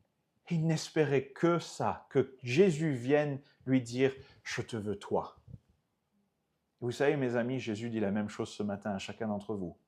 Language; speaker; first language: French; native; French